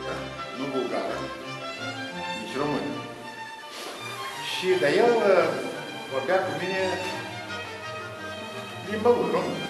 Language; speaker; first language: Romanian; non-native, local second language; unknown